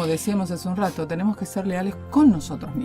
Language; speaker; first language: Spanish; native; Spanish